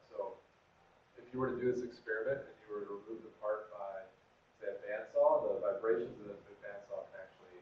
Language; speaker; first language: English; native; English